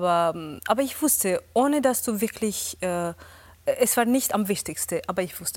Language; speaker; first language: German; non-native, fluent; Georgian